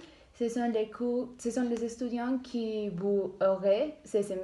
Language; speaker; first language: French; non-native, learner; Spanish